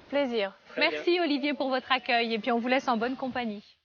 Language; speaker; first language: French; native; French